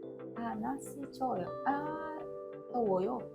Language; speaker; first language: Korean; non-native, learner; Indonesian